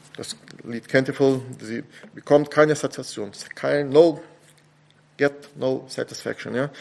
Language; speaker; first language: German; non-native, fluent; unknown